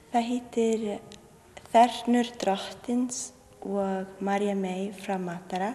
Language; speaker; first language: Icelandic; non-native, learner; English